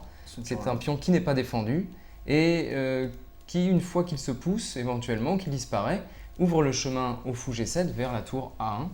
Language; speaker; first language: French; native; French